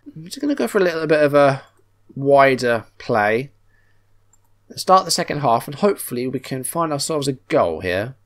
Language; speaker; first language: English; native; English